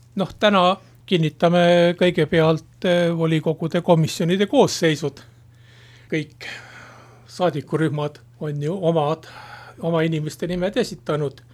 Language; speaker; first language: Estonian; native; Estonian